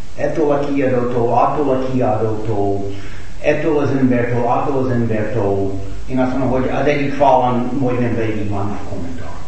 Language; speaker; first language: Hungarian; non-native, fluent; English